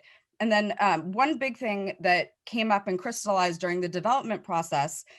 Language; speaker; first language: English; native; English